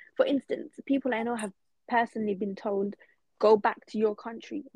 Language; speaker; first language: English; native; English